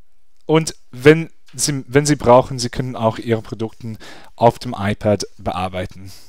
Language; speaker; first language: German; non-native, fluent; English